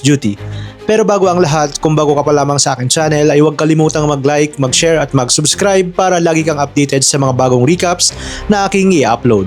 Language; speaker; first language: Filipino; native; Filipino